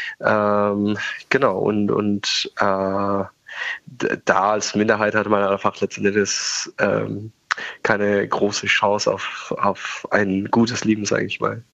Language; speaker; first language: German; non-native, fluent; Persian